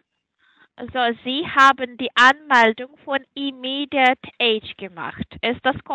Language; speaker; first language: German; non-native, fluent; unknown